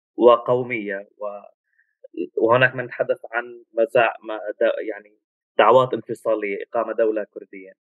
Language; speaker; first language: Arabic; native; Arabic